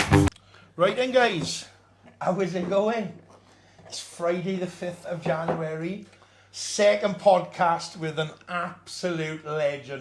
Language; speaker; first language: English; native; English